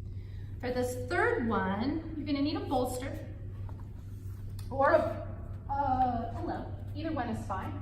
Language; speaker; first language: English; native; English